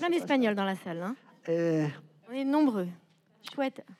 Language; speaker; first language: French; native; French